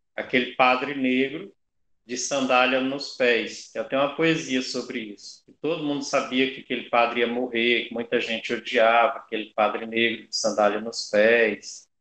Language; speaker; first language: Portuguese; native; Portuguese